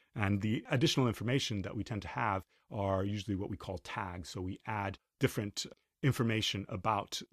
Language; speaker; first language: English; non-native, fluent; Spanish